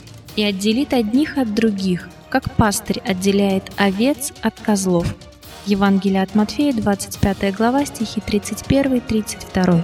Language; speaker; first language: Russian; native; Russian